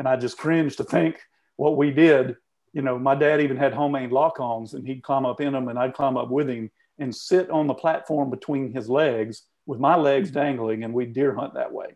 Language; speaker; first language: English; native; English